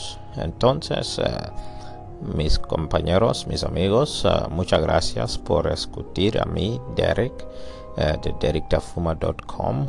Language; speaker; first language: Spanish; non-native, learner; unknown